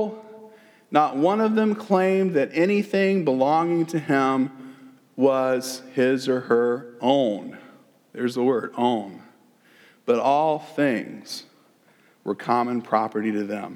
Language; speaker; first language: English; native; English